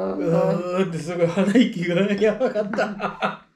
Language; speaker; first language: Japanese; native; Japanese